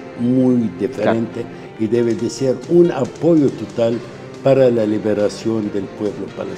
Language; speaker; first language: Spanish; non-native, fluent; Arabic